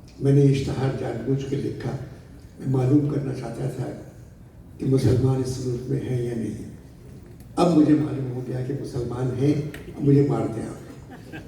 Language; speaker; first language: Urdu; native; Urdu